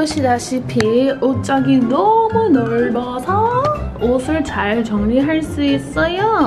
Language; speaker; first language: Korean; non-native, fluent; English